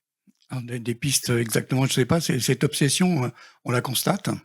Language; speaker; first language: French; native; French